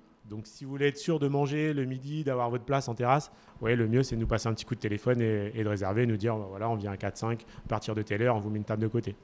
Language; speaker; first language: French; native; French